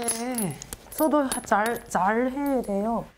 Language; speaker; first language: Korean; non-native, learner; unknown